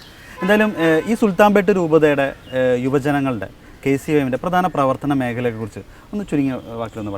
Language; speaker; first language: Malayalam; native; Malayalam